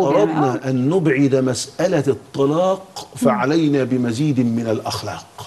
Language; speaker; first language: Arabic; native; Arabic